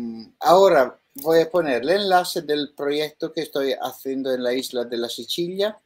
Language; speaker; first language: Spanish; non-native, fluent; Italian